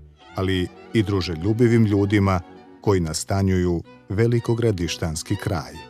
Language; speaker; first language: Bosnian; native; Bosnian